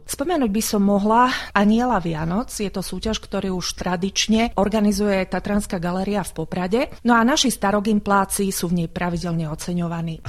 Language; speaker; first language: Slovak; native; Slovak